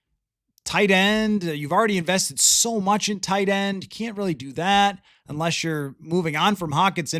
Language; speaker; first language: English; native; English